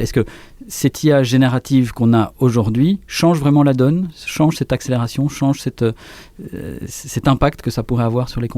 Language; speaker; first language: French; native; French